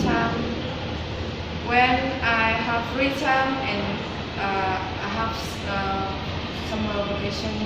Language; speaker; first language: English; non-native, learner; Vietnamese